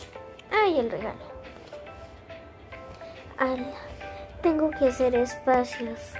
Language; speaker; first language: Spanish; native; Spanish